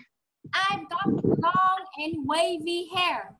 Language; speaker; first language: English; non-native, fluent; Vietnamese